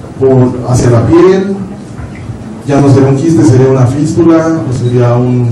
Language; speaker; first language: Spanish; native; Spanish